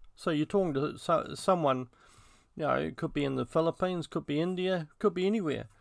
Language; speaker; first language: English; native; English